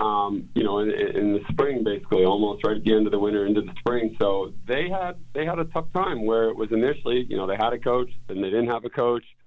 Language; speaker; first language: English; native; English